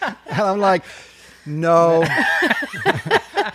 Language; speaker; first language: English; native; English